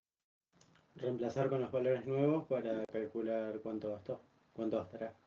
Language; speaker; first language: Spanish; native; Spanish